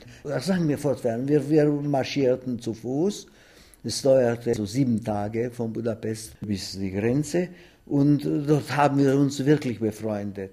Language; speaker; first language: German; non-native, fluent; Hungarian